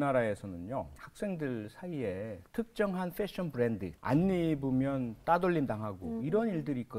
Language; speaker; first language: Korean; native; Korean